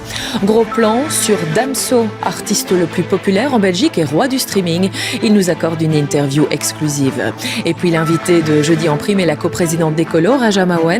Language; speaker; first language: French; native; French